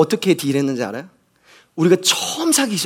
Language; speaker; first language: Korean; native; Korean